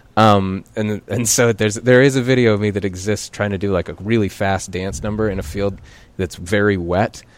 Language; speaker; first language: English; native; English